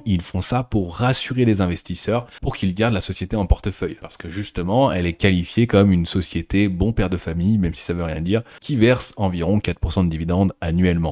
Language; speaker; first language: French; native; French